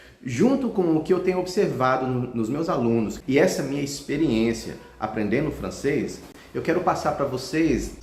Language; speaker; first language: Portuguese; early bilingual, heritage; Portuguese